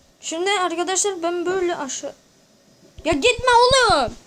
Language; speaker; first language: Turkish; native; Turkish